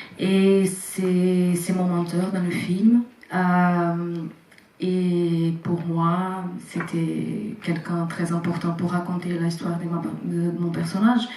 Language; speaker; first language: French; non-native, fluent; Portuguese